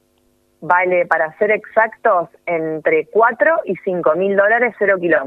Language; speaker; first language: Spanish; native; Spanish